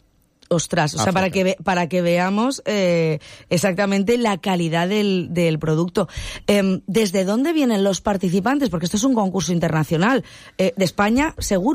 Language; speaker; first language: Spanish; native; Spanish